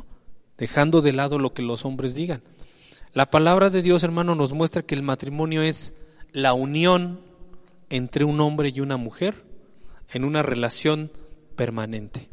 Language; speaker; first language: Spanish; native; Spanish